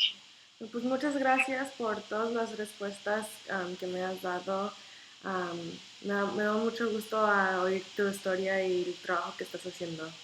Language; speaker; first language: Spanish; non-native, learner; English